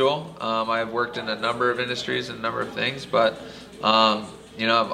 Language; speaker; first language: English; native; English